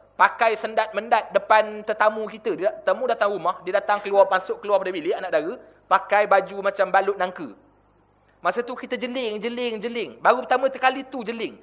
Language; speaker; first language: Malay; native; Malay